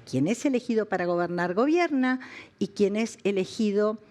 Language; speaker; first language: Spanish; native; Spanish